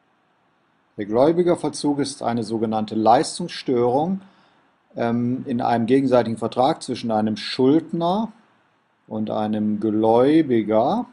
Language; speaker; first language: German; native; German